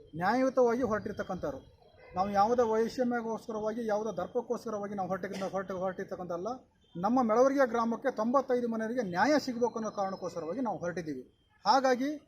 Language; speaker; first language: Kannada; native; Kannada